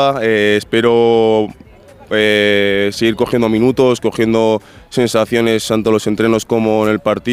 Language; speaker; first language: Spanish; native; Spanish